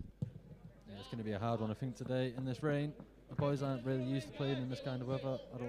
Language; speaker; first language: English; native; English